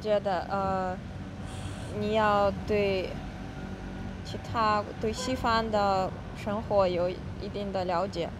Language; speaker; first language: Chinese; non-native, fluent; Russian